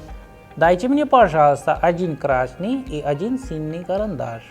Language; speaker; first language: Russian; non-native, fluent; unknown